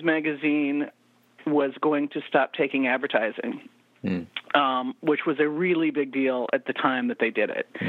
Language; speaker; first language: English; native; English